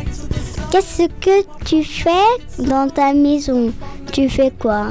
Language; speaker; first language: Spanish; early bilingual, other home language; French